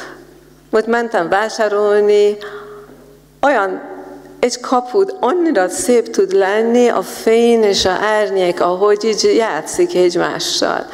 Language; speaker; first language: Hungarian; non-native, fluent; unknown